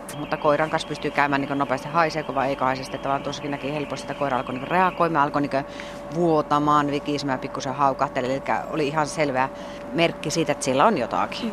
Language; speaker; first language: Finnish; native; Finnish